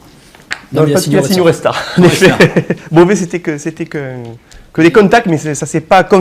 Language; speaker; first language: French; native; French